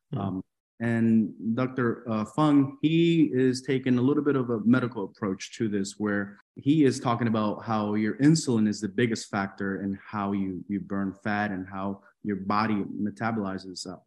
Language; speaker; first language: English; non-native, fluent; Spanish